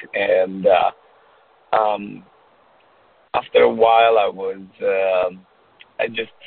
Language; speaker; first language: English; non-native, fluent; Romanian